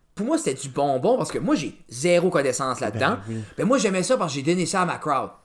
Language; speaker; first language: French; native; French